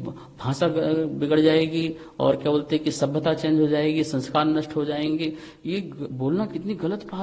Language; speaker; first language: Hindi; native; Hindi